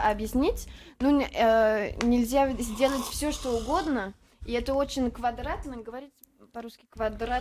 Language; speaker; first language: Russian; non-native, learner; French